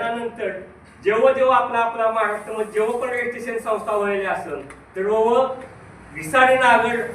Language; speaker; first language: Marathi; non-native, local second language; Rajasthani